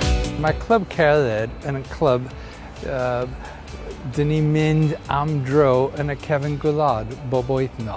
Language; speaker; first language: Welsh; non-native, learner; English